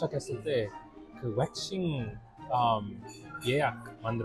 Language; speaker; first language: Korean; non-native, fluent; English